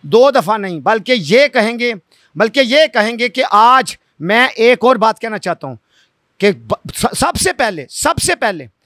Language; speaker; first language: Urdu; non-native, local second language; Punjabi